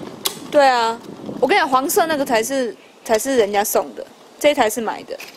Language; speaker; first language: Chinese; native; Chinese